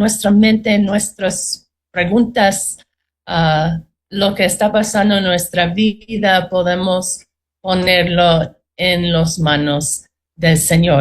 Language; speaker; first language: Spanish; non-native, fluent; English